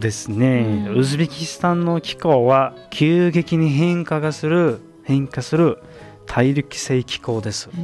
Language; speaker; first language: Japanese; non-native, fluent; Uzbek